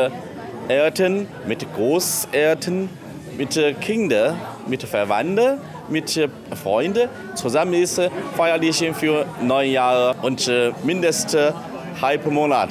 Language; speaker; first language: German; non-native, learner; Chinese